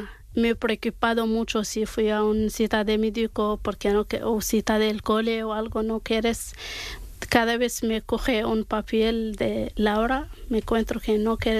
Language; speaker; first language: Spanish; non-native, learner; Arabic